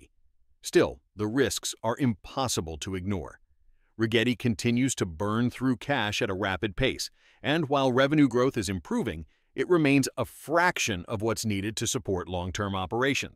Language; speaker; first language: English; native; English